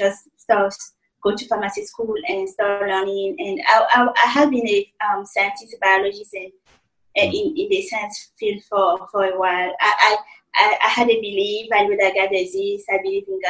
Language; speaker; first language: English; non-native, fluent; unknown